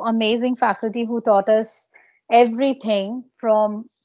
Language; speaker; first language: English; non-native, local second language; Bangla